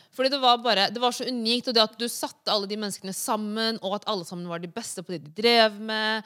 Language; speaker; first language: Norwegian; early bilingual, other home language; Wolof